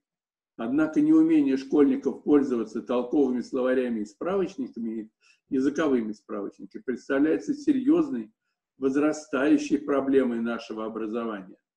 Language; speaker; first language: Russian; native; Russian